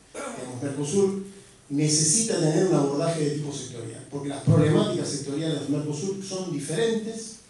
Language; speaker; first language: Spanish; native; Spanish